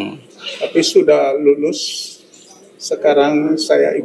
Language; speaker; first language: Indonesian; non-native, learner; Javanese